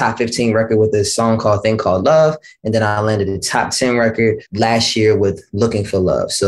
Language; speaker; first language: English; native; English